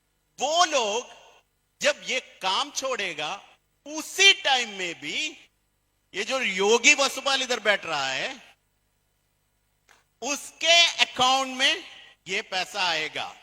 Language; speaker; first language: Hindi; non-native, fluent; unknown